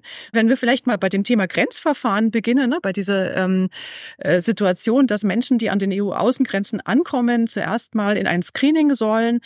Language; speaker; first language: German; native; German